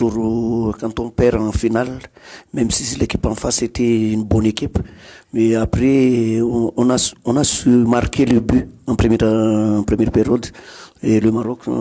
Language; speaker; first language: French; non-native, local second language; Malagasy